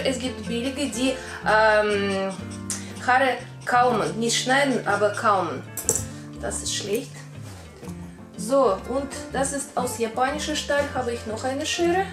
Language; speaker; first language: German; non-native, learner; Russian